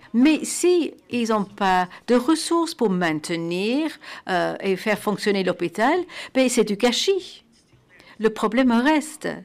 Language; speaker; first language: French; non-native, fluent; Portuguese